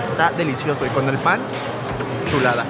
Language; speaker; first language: Spanish; native; Spanish